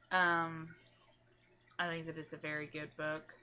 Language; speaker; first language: English; native; English